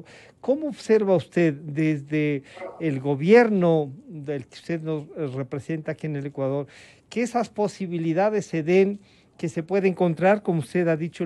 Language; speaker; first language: Spanish; native; Spanish